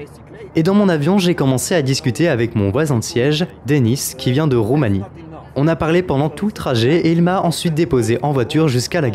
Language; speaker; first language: French; native; French